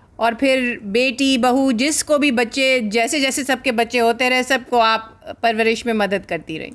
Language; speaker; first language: Urdu; native; Urdu